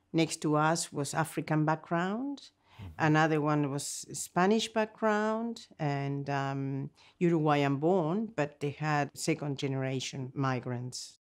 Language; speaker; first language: English; non-native, fluent; Spanish